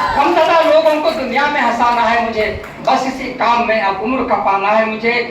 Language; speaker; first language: Hindi; non-native, local second language; Urdu